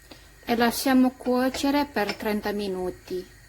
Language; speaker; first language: Italian; non-native, fluent; Indonesian